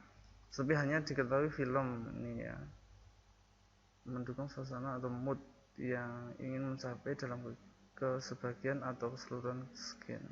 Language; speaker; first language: Indonesian; native; Indonesian